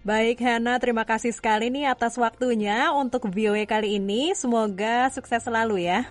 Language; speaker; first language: Indonesian; native; Indonesian